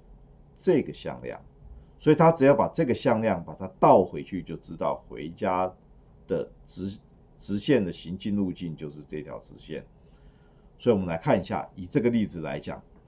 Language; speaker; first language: Chinese; native; Chinese